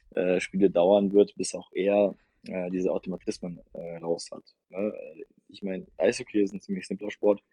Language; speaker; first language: German; early bilingual, other home language; Russian